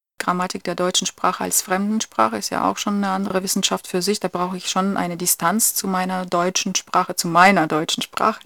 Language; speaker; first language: German; non-native, fluent; Russian